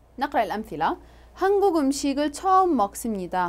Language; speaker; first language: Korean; non-native, fluent; Arabic